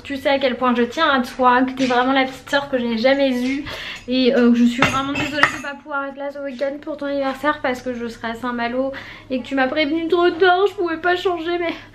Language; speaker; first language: French; native; French